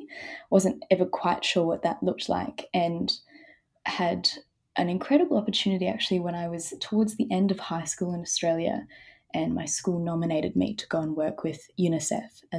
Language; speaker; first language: English; native; English